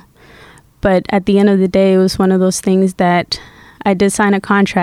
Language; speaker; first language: English; non-native, fluent; Spanish